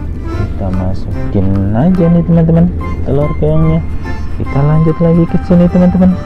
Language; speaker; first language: Indonesian; native; Indonesian